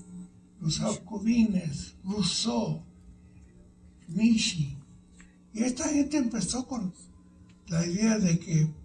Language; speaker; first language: Spanish; early bilingual, heritage; Spanish